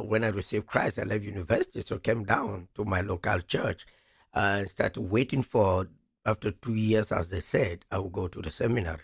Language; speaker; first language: English; non-native, local second language; French